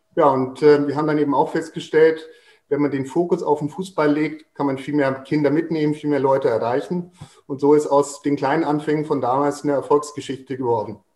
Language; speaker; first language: German; native; German